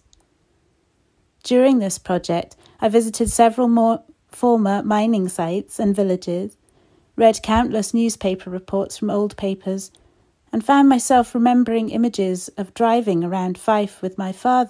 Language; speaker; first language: English; native; English